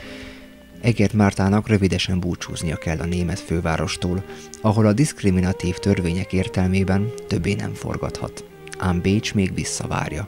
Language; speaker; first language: Hungarian; native; Hungarian